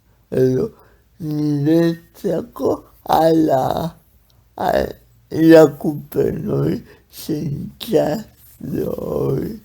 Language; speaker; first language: Basque; non-native, learner; Spanish